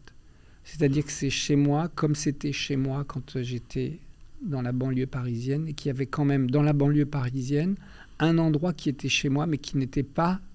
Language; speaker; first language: French; early bilingual, other home language; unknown